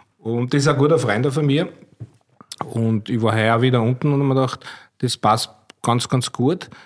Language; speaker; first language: German; native; German